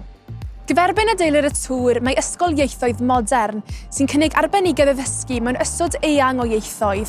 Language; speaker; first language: Welsh; native; Welsh